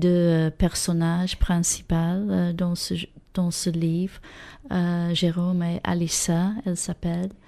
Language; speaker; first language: French; non-native, fluent; English